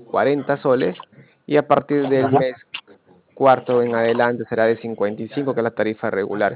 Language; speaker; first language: Spanish; native; Spanish